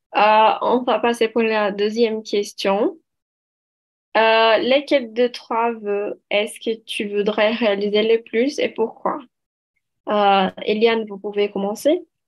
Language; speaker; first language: French; non-native, fluent; Portuguese